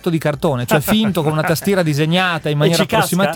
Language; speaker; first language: Italian; native; Italian